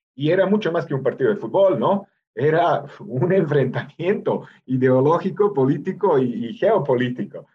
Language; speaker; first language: Spanish; non-native, fluent; Serbian